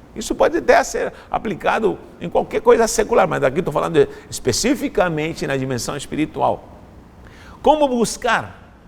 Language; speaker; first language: Portuguese; non-native, fluent; Spanish